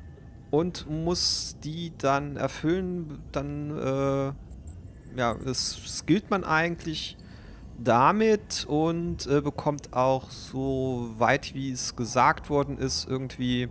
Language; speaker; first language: German; native; German